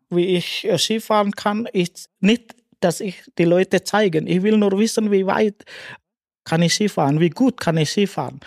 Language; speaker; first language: German; non-native, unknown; Indonesian